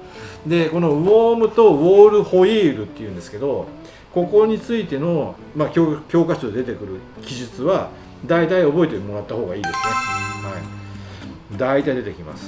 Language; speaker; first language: Japanese; native; Japanese